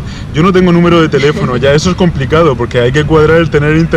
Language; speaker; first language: Spanish; native; Spanish